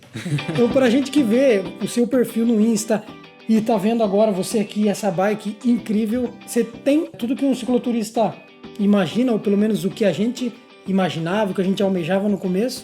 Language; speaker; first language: Portuguese; native; Portuguese